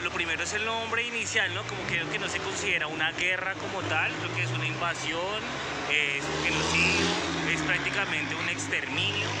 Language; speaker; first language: Spanish; native; Spanish